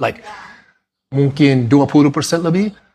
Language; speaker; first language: Indonesian; non-native, learner; English